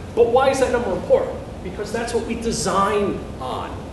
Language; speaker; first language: English; native; English